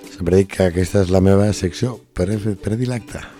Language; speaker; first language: Catalan; native; Catalan